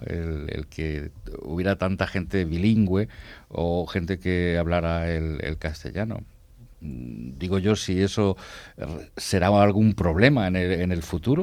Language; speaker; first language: Spanish; native; Spanish